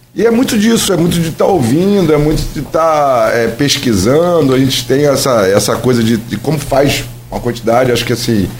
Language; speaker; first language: Portuguese; native; Portuguese